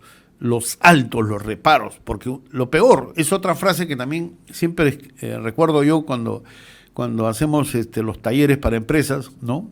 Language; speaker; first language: Spanish; native; Spanish